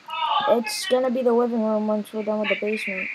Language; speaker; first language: English; native; English